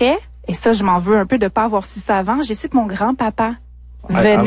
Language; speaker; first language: French; native; French